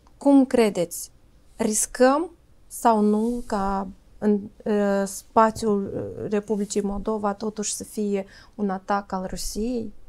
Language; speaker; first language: Romanian; native; Romanian